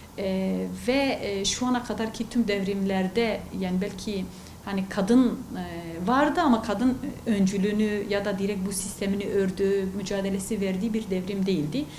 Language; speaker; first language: Turkish; non-native, local second language; Kurdish